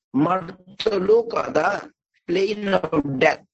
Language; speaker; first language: English; non-native, local second language; Bangla